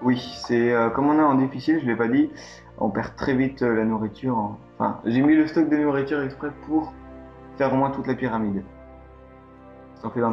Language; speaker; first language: French; native; French